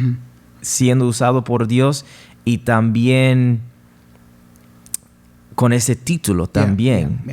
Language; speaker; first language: Spanish; non-native, fluent; English